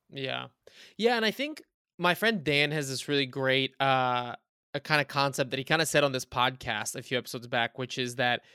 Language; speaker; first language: English; early bilingual, other home language; Bulgarian